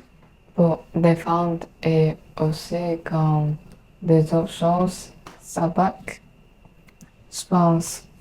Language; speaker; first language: French; non-native, learner; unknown